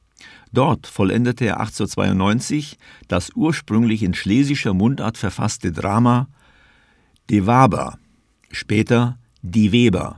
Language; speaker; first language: German; native; German